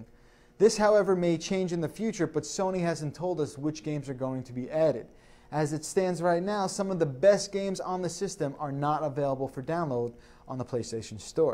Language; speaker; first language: English; native; English